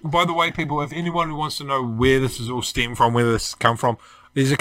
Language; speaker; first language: English; native; English